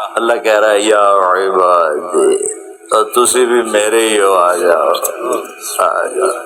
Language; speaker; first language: Urdu; non-native, local second language; Punjabi